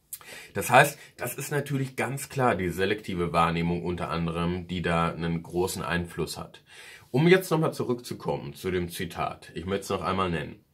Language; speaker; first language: German; native; German